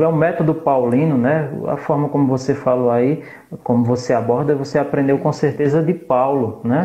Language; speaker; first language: Portuguese; native; Portuguese